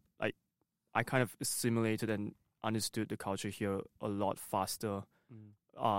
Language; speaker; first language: English; non-native, local second language; Cantonese